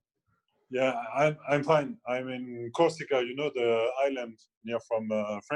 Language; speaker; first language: English; non-native, fluent; French